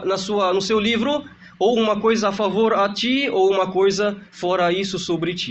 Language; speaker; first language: Portuguese; native; Portuguese